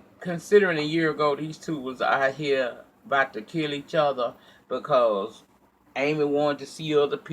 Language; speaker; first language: English; native; English